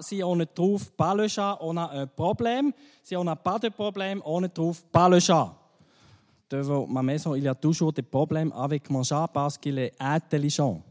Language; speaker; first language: French; non-native, fluent; German